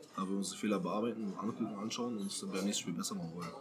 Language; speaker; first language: German; native; German